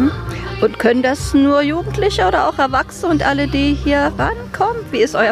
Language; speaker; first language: German; native; German